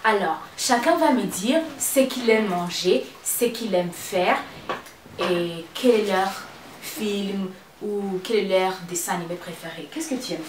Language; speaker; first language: French; non-native, local second language; Kinyarwanda